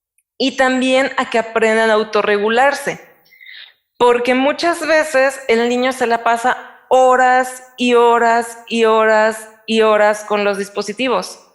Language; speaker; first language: Spanish; native; Spanish